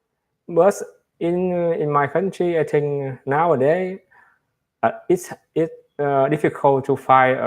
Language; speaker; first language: English; non-native, learner; Vietnamese